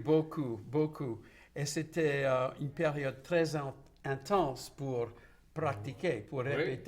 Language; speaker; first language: French; non-native, local second language; English